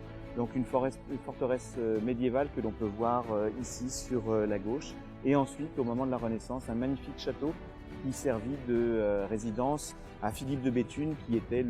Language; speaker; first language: French; native; French